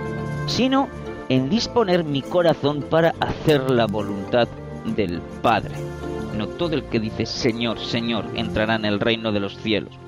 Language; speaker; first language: Spanish; native; Spanish